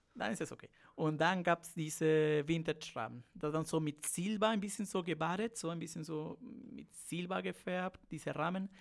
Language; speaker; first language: German; non-native, fluent; Spanish